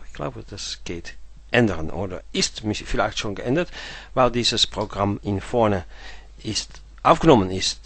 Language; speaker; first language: German; non-native, learner; Dutch